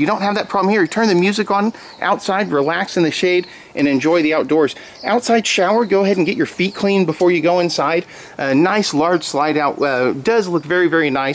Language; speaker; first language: English; native; English